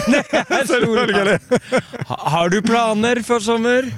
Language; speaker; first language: Norwegian; native; Norwegian